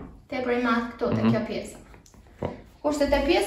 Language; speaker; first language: Albanian; early bilingual, heritage; Albanian